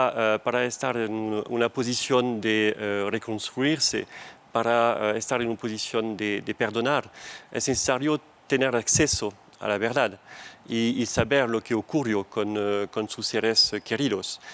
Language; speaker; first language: Spanish; non-native, fluent; French